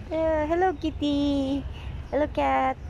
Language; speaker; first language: English; non-native, local second language; Filipino